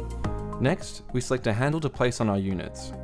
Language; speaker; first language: English; native; English